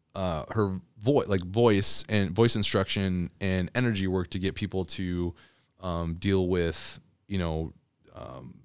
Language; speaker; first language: English; native; English